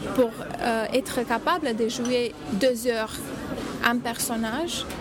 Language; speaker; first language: French; non-native, fluent; Romanian